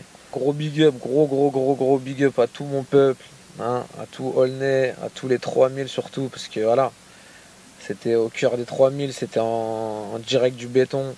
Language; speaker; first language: French; native; French